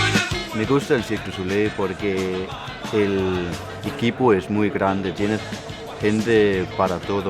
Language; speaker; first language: Spanish; non-native, fluent; Danish